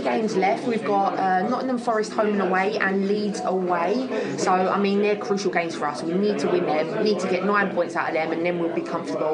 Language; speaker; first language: English; native; English